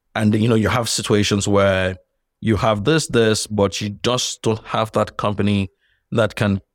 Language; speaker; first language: English; non-native, local second language; Yoruba